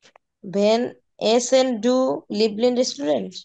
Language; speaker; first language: German; non-native, learner; Bangla